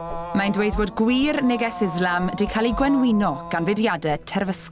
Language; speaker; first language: Welsh; native; Welsh